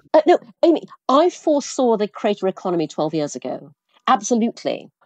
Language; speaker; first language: English; early bilingual, other home language; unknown